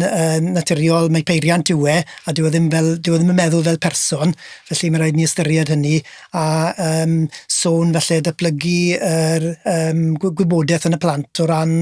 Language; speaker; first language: Welsh; native; Welsh